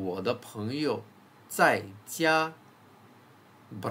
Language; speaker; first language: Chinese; non-native, fluent; Bulgarian